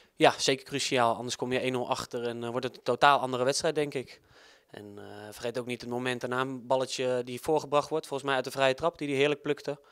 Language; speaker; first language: Dutch; native; Dutch